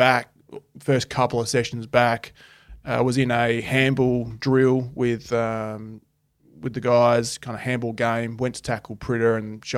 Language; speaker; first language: English; native; English